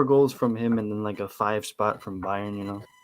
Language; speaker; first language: English; native; English